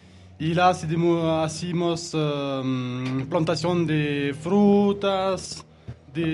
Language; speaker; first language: Spanish; non-native, learner; French